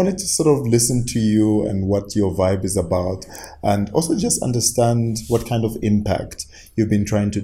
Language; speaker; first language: English; non-native, local second language; Bemba